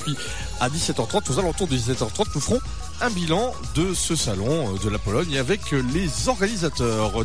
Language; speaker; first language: French; native; French